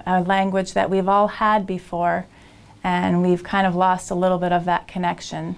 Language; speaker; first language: English; native; English